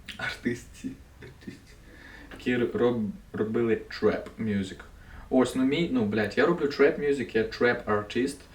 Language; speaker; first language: Ukrainian; non-native, local second language; Russian